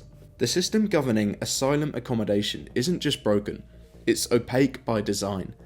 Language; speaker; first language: English; native; English